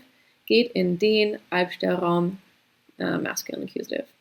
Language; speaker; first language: German; non-native, fluent; English